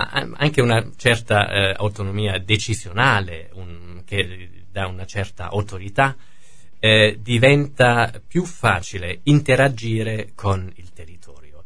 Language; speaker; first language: Italian; non-native, fluent; German